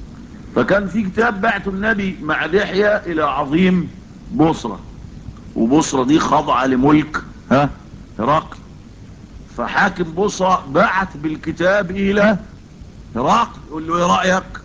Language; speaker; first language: Arabic; native; Arabic